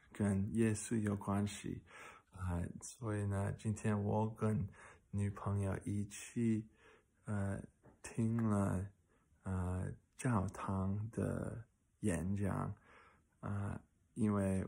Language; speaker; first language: Chinese; non-native, learner; English